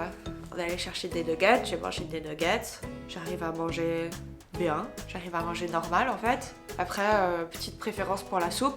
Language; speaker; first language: French; native; French